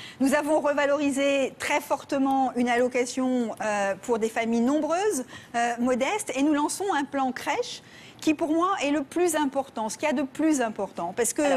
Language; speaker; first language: French; native; French